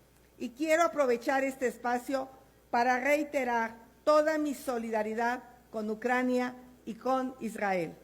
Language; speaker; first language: Spanish; native; Spanish